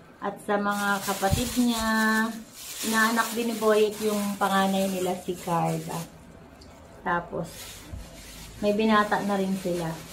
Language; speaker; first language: Filipino; non-native, local second language; Bikol